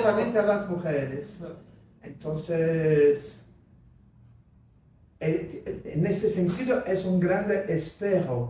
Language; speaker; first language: Spanish; non-native, fluent; Portuguese